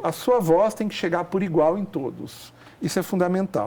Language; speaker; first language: Portuguese; native; Portuguese